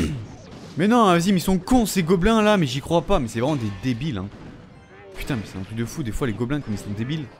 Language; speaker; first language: French; native; French